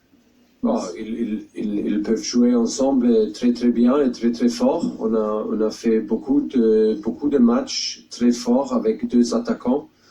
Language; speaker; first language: French; non-native, fluent; German